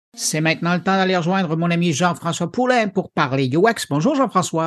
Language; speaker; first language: French; native; French